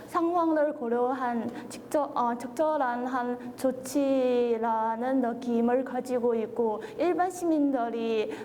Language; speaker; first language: Korean; non-native, fluent; Chinese